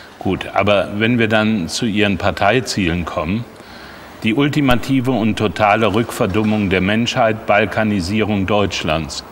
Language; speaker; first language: German; native; German